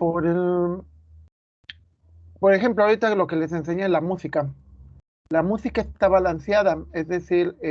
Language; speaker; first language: Spanish; native; Spanish